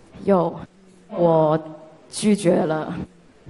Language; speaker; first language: Chinese; non-native, local second language; Cantonese